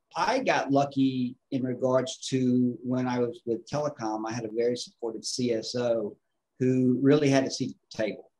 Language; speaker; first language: English; native; English